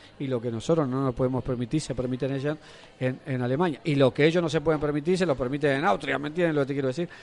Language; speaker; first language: Spanish; native; Spanish